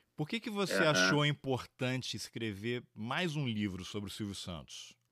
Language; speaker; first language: Portuguese; native; Portuguese